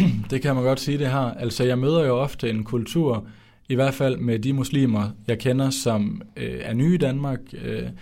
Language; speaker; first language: Danish; native; Danish